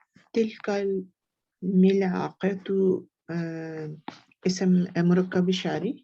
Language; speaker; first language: Arabic; non-native, learner; Urdu